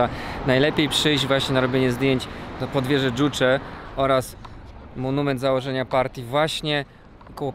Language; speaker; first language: Polish; native; Polish